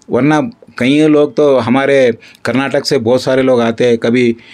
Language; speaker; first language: Hindi; non-native, local second language; Kannada